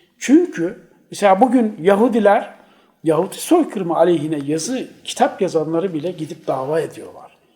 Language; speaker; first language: Turkish; native; Turkish